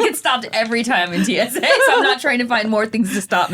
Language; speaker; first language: English; native; English